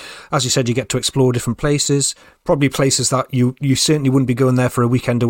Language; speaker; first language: English; native; English